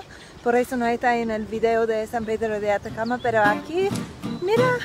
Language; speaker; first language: Spanish; non-native, fluent; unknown